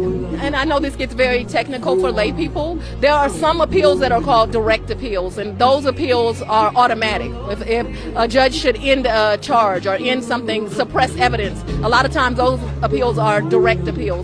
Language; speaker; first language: English; native; English